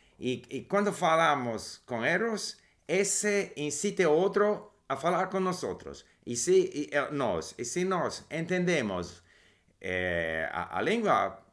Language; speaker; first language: Portuguese; non-native, learner; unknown